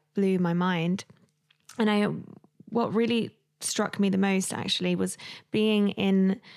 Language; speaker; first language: English; native; English